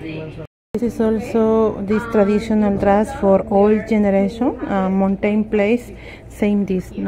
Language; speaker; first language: English; non-native, learner; Spanish